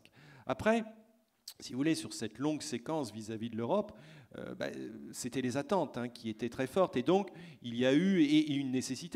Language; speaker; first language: French; native; French